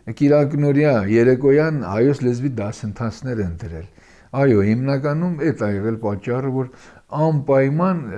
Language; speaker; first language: Armenian; early bilingual, heritage; Armenian